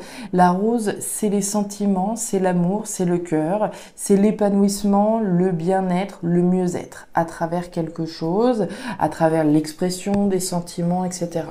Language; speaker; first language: French; native; French